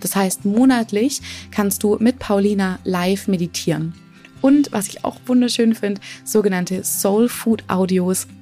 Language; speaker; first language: German; native; German